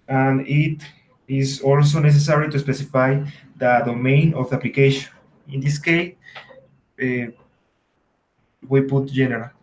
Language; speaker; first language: English; non-native, fluent; Spanish